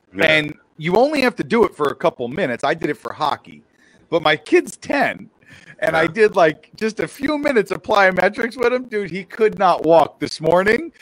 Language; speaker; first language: English; native; English